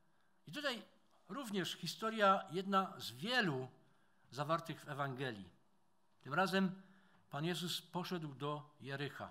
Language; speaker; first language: Polish; native; Polish